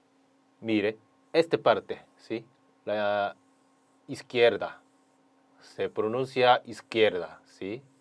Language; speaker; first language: Spanish; non-native, learner; Korean